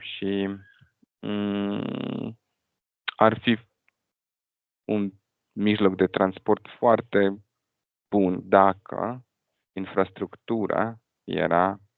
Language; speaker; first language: Romanian; non-native, fluent; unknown